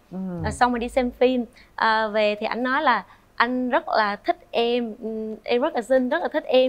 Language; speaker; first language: Vietnamese; native; Vietnamese